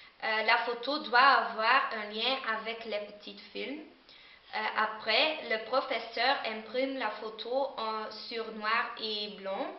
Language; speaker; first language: French; non-native, learner; Dutch